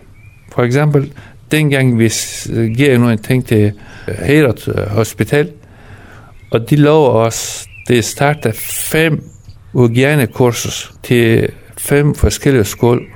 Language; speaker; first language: Danish; non-native, fluent; Persian